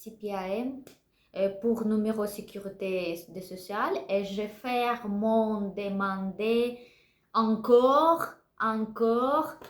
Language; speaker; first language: French; non-native, learner; Russian